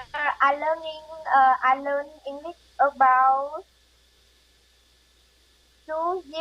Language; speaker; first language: English; non-native, learner; Vietnamese